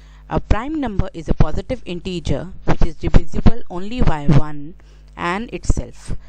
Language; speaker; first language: English; non-native, local second language; Hindi